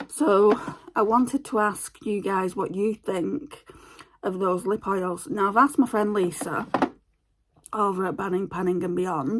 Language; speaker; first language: English; native; English